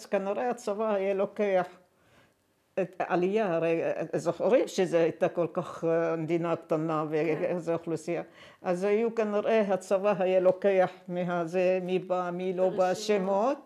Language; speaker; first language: Hebrew; non-native, fluent; Arabic